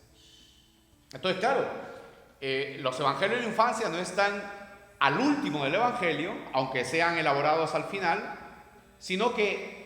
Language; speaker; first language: Spanish; native; Spanish